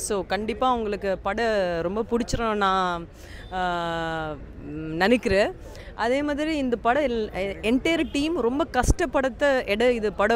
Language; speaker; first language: Tamil; non-native, fluent; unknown